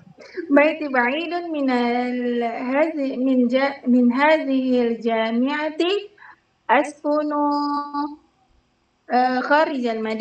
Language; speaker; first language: Arabic; non-native, learner; Indonesian